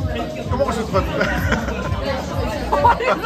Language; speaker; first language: Korean; native; Korean